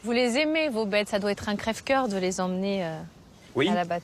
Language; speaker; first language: French; native; French